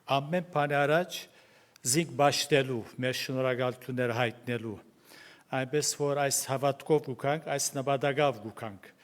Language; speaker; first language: Armenian; native; Armenian